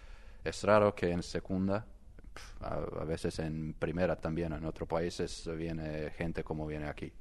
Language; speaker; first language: Spanish; non-native, learner; Croatian